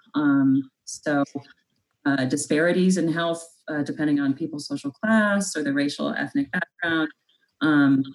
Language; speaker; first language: English; native; English